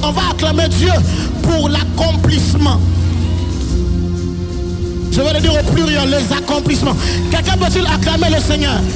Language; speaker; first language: French; non-native, local second language; Lingala